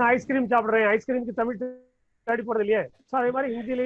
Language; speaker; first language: Hindi; non-native, learner; Tamil